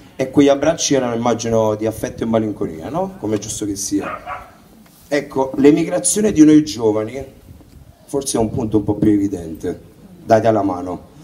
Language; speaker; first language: Italian; native; Italian